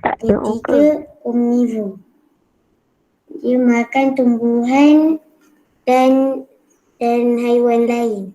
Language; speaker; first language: Malay; native; Malay